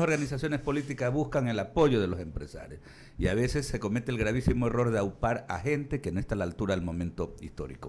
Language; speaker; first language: Spanish; native; Spanish